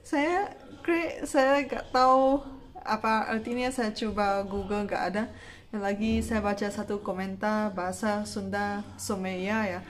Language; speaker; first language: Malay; non-native, local second language; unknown